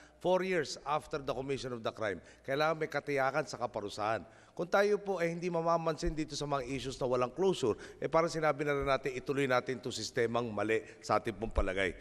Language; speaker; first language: Filipino; native; Filipino